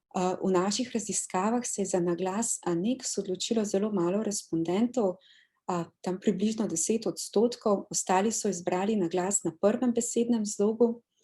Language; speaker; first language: Slovenian; native; Slovenian